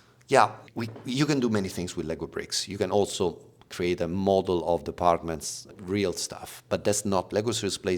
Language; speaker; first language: English; non-native, fluent; Italian